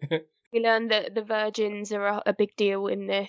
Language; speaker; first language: English; native; English